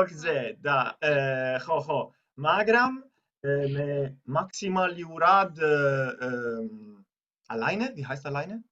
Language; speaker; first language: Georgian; non-native, learner; Italian